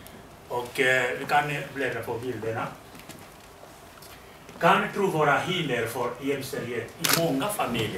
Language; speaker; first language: Swedish; non-native, fluent; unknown